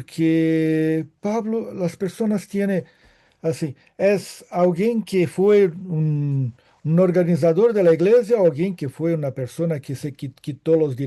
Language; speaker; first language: Spanish; non-native, fluent; Portuguese